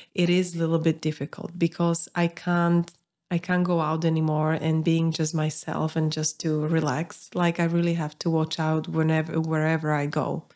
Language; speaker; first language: English; non-native, fluent; Slovak